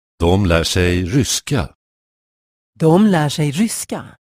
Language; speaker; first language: Swedish; non-native, fluent; Persian